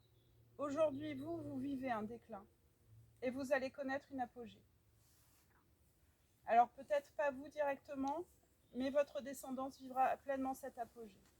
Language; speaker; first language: French; native; French